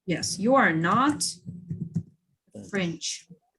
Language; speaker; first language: English; non-native, fluent; Kyrgyz